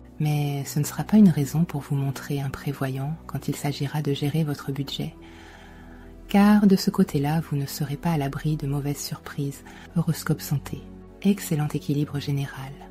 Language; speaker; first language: French; native; French